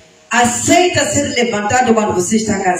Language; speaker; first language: Portuguese; non-native, local second language; Shona